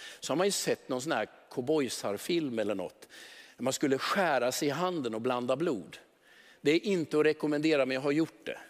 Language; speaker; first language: Swedish; native; Swedish